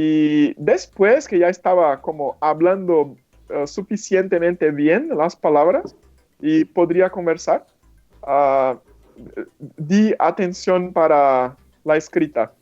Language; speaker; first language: Spanish; non-native, fluent; Portuguese